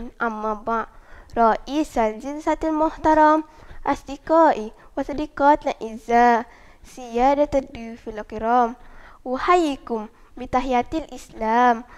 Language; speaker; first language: Arabic; non-native, learner; Malay